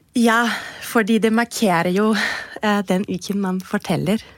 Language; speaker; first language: Norwegian; non-native, fluent; German